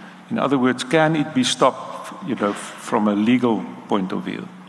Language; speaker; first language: English; non-native, local second language; Afrikaans